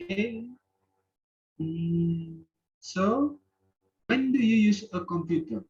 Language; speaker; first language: English; non-native, learner; Indonesian